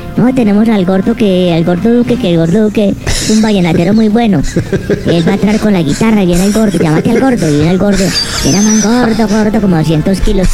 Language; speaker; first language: Spanish; native; Spanish